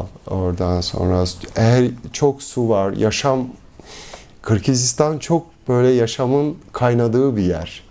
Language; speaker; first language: Turkish; early bilingual, heritage; Turkish